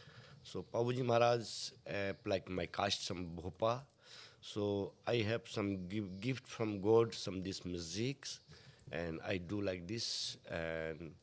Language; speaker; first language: English; non-native, learner; Hindi